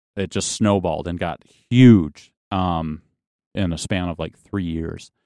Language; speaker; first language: English; native; English